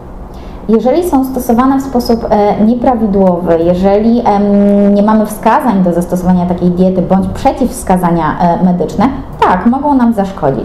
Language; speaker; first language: Polish; native; Polish